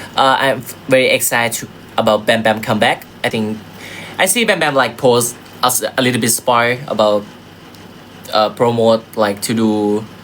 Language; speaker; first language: English; non-native, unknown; Thai